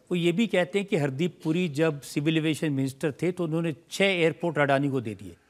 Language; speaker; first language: Hindi; native; Hindi